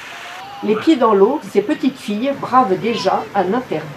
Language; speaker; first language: French; native; French